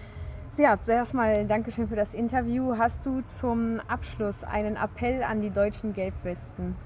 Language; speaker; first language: German; native; German